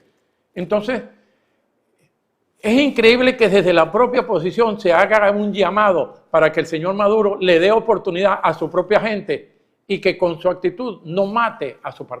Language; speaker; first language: Spanish; native; Spanish